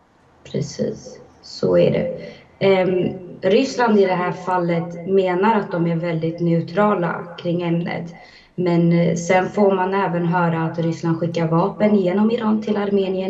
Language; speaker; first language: Swedish; early bilingual, other home language; Azerbaijani